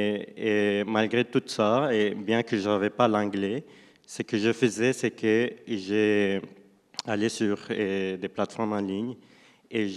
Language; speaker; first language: French; non-native, fluent; Spanish